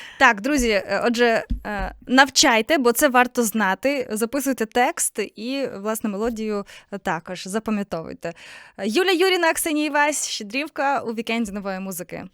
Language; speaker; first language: Ukrainian; native; Ukrainian